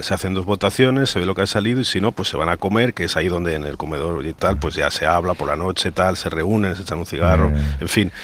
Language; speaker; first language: Spanish; native; Spanish